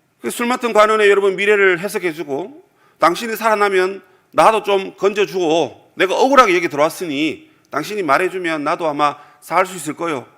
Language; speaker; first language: Korean; native; Korean